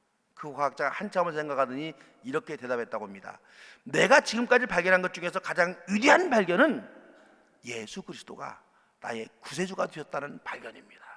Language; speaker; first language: Korean; native; Korean